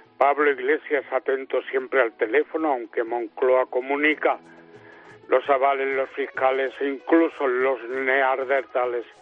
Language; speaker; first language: Spanish; native; Spanish